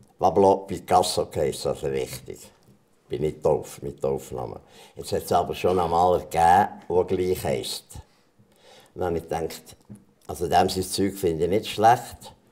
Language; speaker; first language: German; native; German